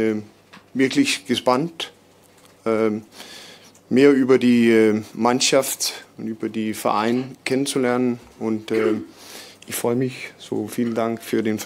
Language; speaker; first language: German; non-native, fluent; Danish